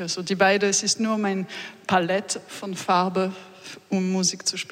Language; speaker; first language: German; non-native, fluent; French